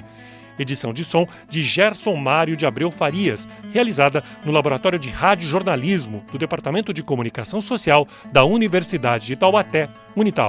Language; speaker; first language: Portuguese; native; Portuguese